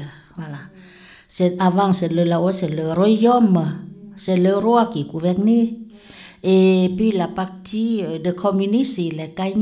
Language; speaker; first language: French; non-native, learner; Lao